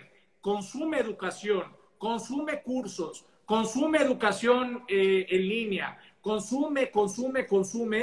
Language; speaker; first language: Spanish; native; Spanish